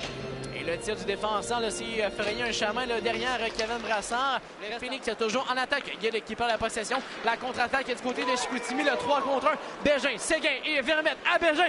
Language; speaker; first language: French; native; French